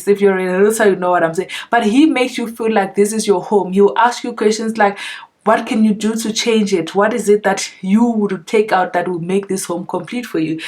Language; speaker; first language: English; non-native, local second language; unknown